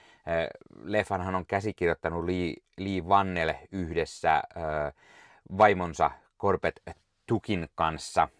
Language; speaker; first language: Finnish; native; Finnish